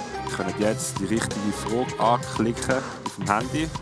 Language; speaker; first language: German; native; German